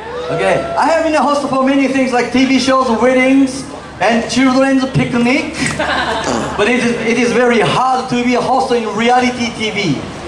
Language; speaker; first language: English; non-native, fluent; Japanese